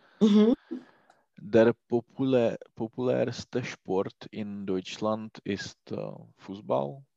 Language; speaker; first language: German; non-native, learner; Czech